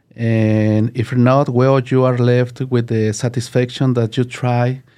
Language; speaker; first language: English; non-native, learner; Spanish